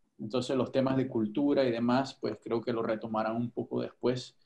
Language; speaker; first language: Spanish; native; Spanish